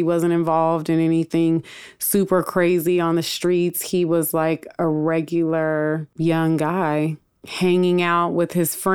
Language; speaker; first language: English; native; English